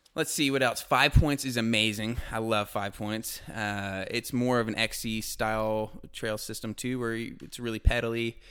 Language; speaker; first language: English; native; English